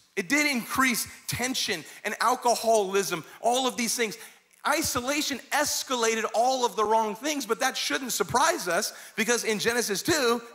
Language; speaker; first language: English; native; English